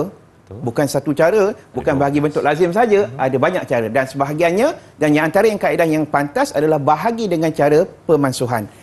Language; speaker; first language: Malay; native; Malay